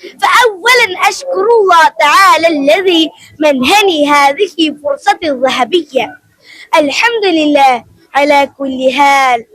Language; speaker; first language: Arabic; non-native, learner; Malayalam